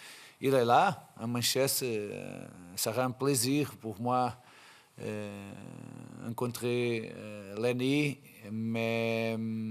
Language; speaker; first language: French; non-native, fluent; Portuguese